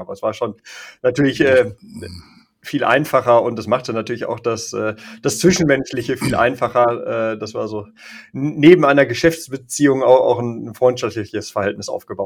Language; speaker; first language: German; native; German